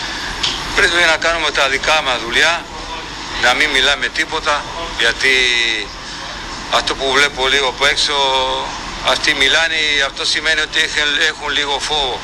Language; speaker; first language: Greek; non-native, fluent; Spanish